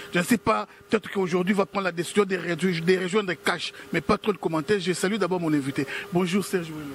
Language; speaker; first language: French; non-native, local second language; Lingala